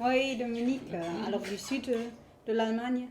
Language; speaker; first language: French; non-native, learner; German